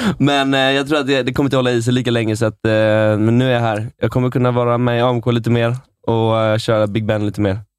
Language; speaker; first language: Swedish; native; Swedish